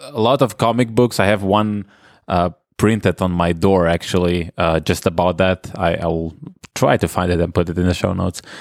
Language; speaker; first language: English; non-native, fluent; Slovenian